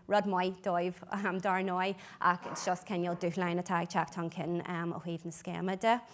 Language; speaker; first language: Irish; non-native, local second language; English